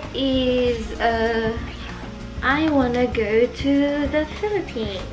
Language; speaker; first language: English; non-native, local second language; Filipino